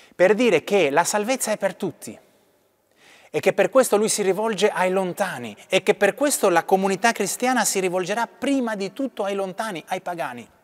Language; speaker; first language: Italian; native; Italian